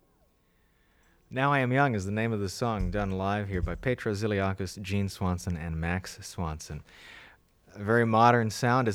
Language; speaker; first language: English; native; English